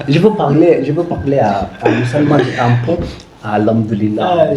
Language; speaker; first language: French; non-native, learner; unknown